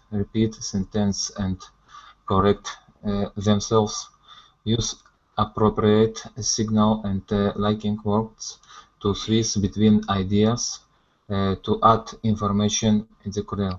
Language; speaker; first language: English; non-native, learner; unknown